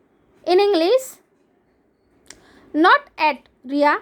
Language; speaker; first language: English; non-native, local second language; Hindi